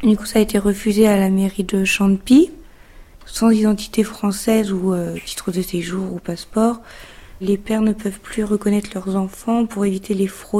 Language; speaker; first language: French; native; French